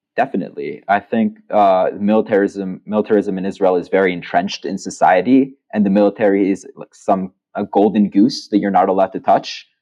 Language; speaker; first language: English; non-native, fluent; Hebrew